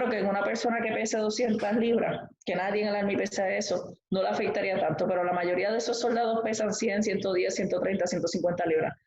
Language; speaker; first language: Spanish; native; Spanish